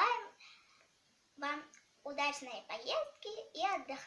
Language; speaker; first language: Russian; native; Russian